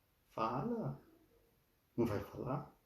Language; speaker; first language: Portuguese; non-native, fluent; Spanish